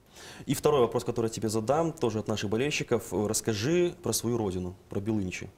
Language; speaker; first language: Russian; native; Russian